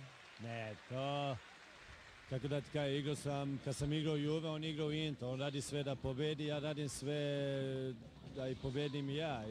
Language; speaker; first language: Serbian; early bilingual, heritage; Swedish